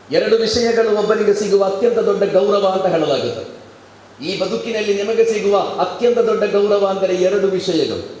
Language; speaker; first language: Kannada; non-native, local second language; Malayalam